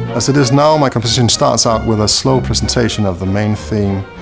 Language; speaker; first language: English; non-native, fluent; Danish